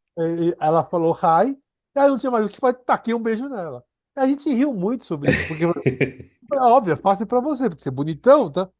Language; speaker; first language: Portuguese; early bilingual, other home language; Korean